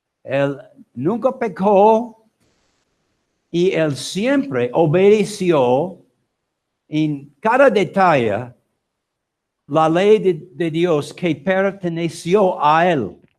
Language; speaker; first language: Spanish; non-native, learner; English